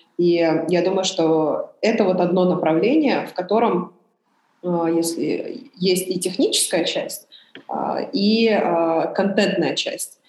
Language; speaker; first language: Russian; native; Russian